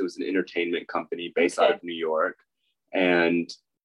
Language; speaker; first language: English; native; English